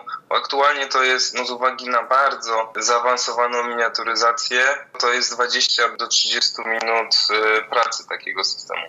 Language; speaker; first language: Polish; native; Polish